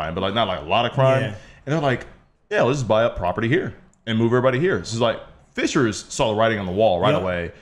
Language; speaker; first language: English; native; English